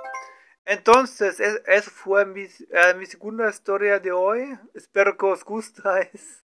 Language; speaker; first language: Spanish; non-native, learner; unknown